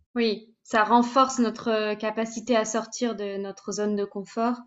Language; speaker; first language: French; native; French